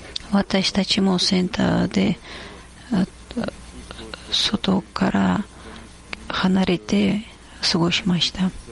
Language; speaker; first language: Japanese; non-native, fluent; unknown